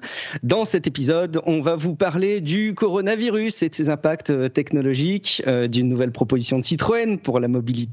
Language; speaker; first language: French; native; French